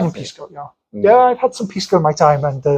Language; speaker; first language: English; native; English